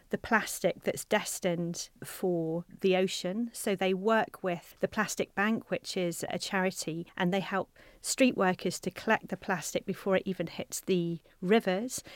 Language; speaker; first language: English; native; English